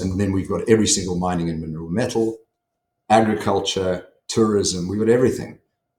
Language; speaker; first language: English; native; English